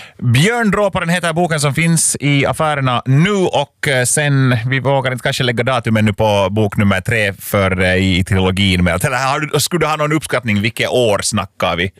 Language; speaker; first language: Swedish; native; Swedish